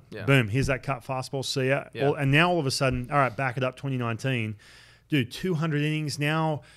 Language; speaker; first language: English; native; English